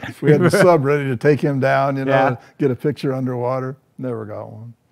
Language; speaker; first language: English; native; English